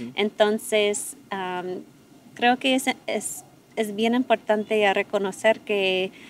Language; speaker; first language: Spanish; non-native, fluent; English